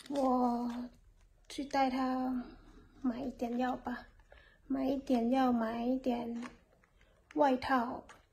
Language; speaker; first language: Chinese; non-native, learner; Lao